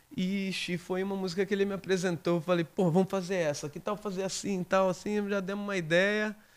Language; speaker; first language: Portuguese; native; Portuguese